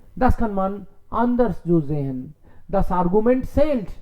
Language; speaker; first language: German; non-native, fluent; Hindi